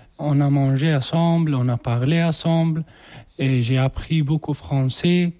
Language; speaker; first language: French; non-native, learner; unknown